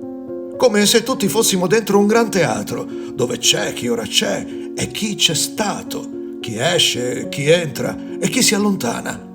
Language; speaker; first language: Italian; native; Italian